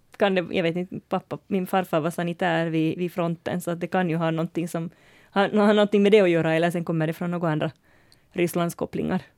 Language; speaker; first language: Swedish; native; Swedish